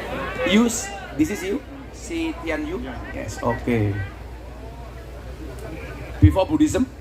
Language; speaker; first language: English; non-native, learner; Javanese